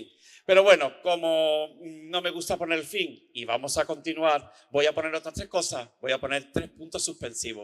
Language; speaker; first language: Spanish; native; Spanish